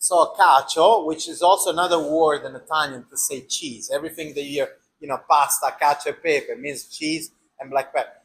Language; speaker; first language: English; non-native, fluent; Italian